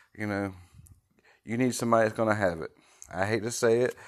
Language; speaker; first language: English; native; English